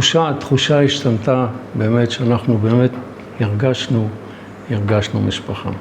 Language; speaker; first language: Hebrew; early bilingual, other home language; Polish